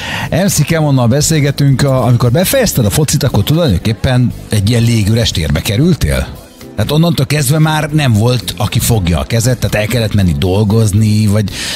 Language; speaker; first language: Hungarian; native; Hungarian